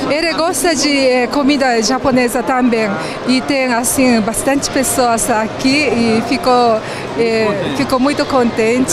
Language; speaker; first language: Portuguese; non-native, learner; Japanese